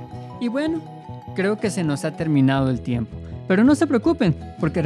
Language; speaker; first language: Spanish; native; Spanish